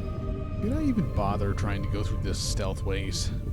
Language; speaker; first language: English; native; English